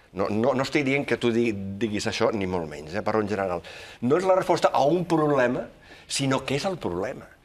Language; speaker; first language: Catalan; native; Catalan